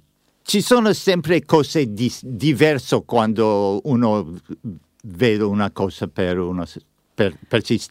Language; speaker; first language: Italian; non-native, learner; English